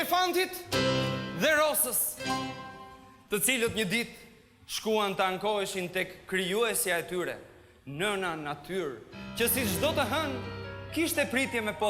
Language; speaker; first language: Albanian; native; Albanian